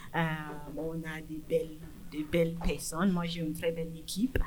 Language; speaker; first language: French; non-native, fluent; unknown